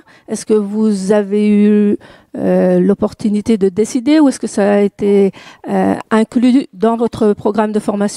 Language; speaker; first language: French; native; French